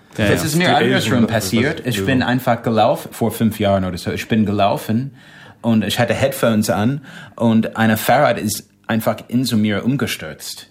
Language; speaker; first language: German; non-native, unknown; English